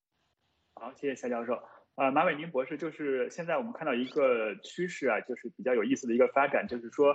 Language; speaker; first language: Chinese; native; Chinese